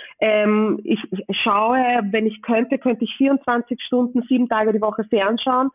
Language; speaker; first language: German; native; German